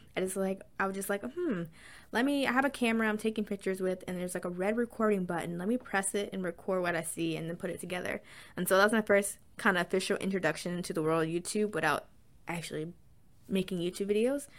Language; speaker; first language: English; native; English